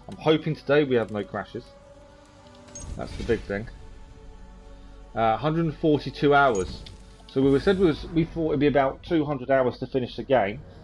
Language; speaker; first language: English; native; English